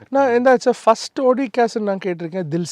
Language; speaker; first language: Tamil; non-native, learner; Malayalam